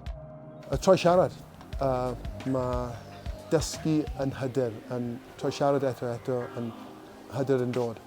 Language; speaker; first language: Welsh; non-native, local second language; English